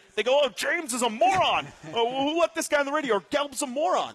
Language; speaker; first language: English; native; English